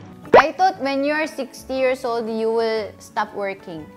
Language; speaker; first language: English; non-native, fluent; Korean